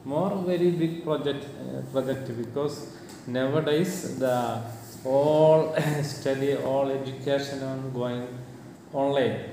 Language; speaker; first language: English; non-native, learner; Malayalam